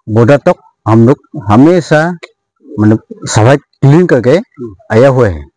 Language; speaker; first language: Hindi; non-native, local second language; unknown